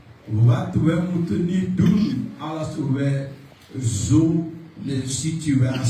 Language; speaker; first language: Dutch; non-native, learner; French